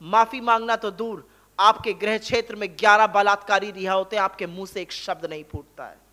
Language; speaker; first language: Hindi; native; Hindi